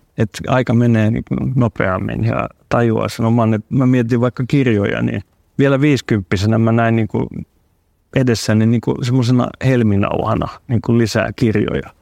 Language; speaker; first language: Finnish; non-native, local second language; Swedish